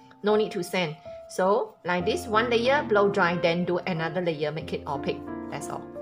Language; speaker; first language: English; non-native, local second language; Chinese